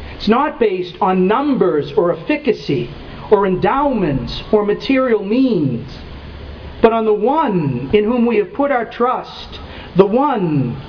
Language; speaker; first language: English; native; English